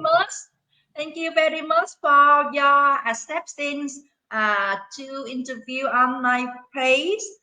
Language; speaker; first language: English; non-native, learner; Vietnamese